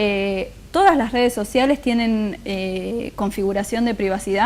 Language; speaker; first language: Spanish; native; Spanish